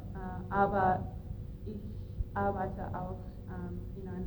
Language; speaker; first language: German; non-native, learner; English